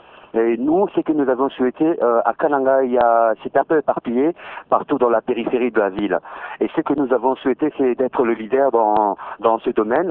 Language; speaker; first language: French; non-native, local second language; Luba-Lulua